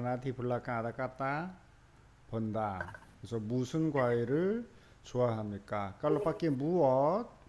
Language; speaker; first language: Korean; native; Korean